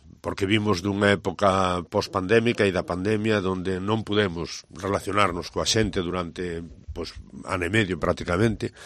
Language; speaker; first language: Galician; native; Galician